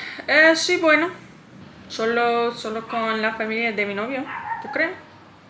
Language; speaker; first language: Spanish; non-native, learner; English